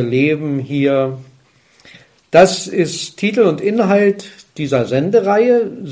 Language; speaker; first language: German; native; German